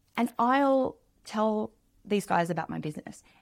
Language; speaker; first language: English; native; English